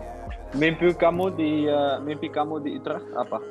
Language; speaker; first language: Indonesian; non-native, learner; Dutch